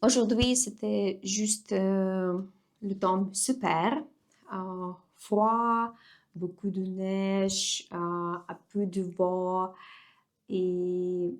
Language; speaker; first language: French; non-native, learner; Russian